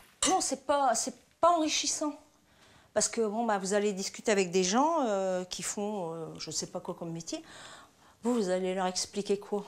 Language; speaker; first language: French; native; French